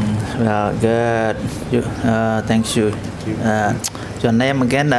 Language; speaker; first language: English; non-native, learner; Khmer